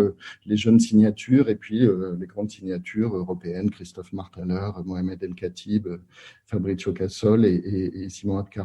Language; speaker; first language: French; native; French